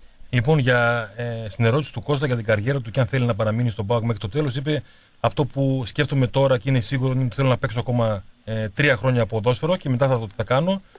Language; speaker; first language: Greek; native; Greek